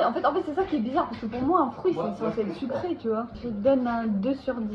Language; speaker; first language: French; native; French